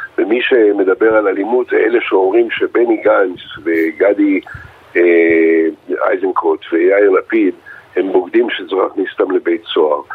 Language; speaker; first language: Hebrew; native; Hebrew